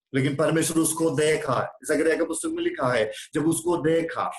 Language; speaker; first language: Hindi; non-native, local second language; Malayalam